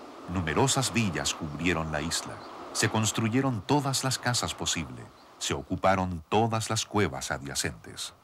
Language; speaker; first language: Spanish; native; Spanish